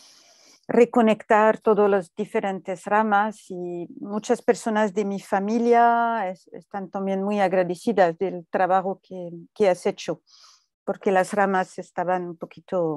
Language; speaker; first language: Spanish; non-native, fluent; French